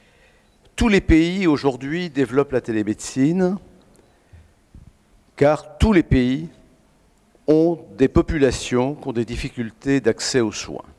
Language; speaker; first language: French; native; French